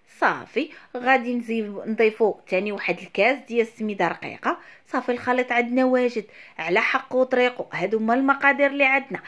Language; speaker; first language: Arabic; native; Arabic